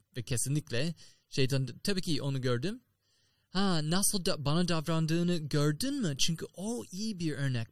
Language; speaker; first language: Turkish; non-native, learner; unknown